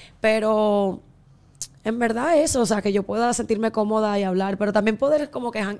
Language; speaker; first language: Spanish; early bilingual, heritage; Spanish